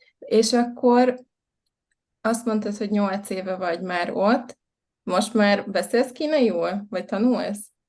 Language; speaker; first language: Hungarian; native; Hungarian